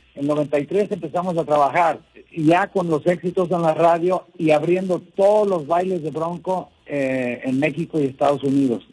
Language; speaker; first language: Spanish; early bilingual, heritage; Spanish